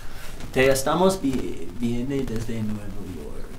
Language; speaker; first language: Spanish; non-native, learner; English